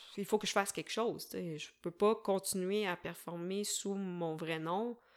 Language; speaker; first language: French; native; French